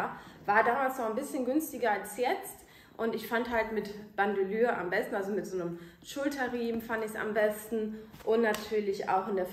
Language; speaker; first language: German; native; German